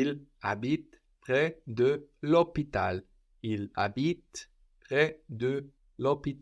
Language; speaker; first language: French; non-native, fluent; English